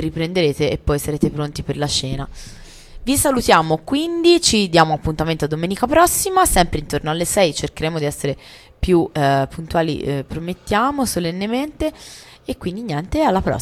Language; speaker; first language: Italian; native; Italian